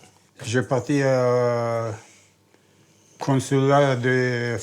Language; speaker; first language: French; non-native, learner; Turkish